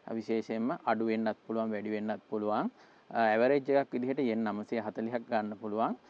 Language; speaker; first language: Sinhala; native; Sinhala